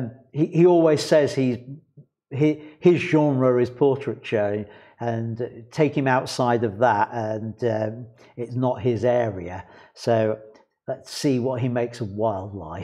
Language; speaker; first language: English; native; English